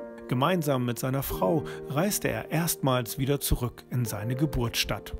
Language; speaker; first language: German; native; German